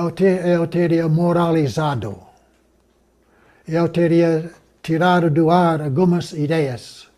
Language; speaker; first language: Portuguese; non-native, fluent; English